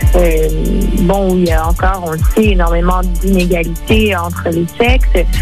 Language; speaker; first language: French; native; French